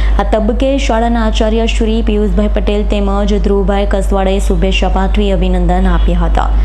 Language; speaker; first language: Gujarati; native; Gujarati